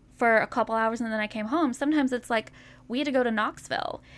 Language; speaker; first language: English; native; English